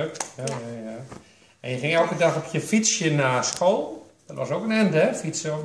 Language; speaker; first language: Dutch; native; Dutch